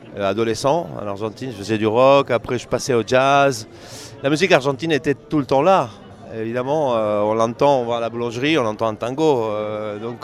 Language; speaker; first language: French; non-native, fluent; Spanish